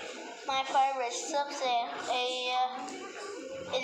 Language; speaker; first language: English; non-native, learner; Vietnamese